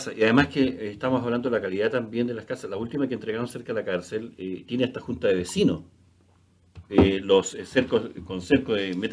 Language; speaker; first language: Spanish; native; Spanish